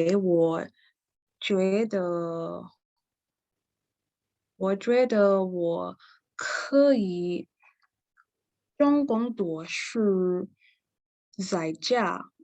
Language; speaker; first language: Chinese; non-native, learner; English